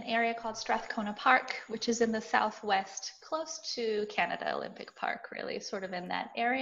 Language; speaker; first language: English; early bilingual, other home language; Portuguese